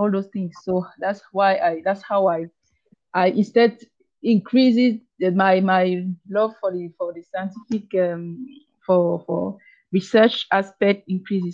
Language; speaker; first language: English; non-native, local second language; French